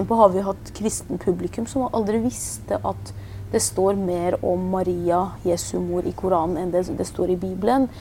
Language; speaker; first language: Norwegian; early bilingual, other home language; Persian